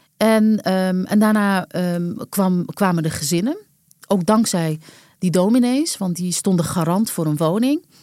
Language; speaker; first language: Dutch; early bilingual, other home language; Arabic